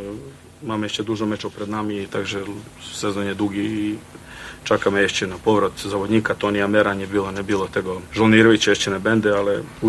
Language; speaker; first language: Polish; non-native, fluent; Croatian